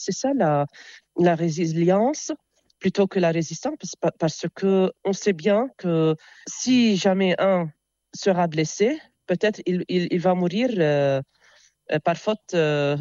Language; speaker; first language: French; non-native, local second language; Arabic